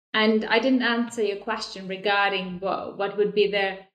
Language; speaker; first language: English; non-native, fluent; Estonian